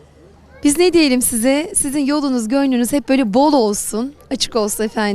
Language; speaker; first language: Turkish; native; Turkish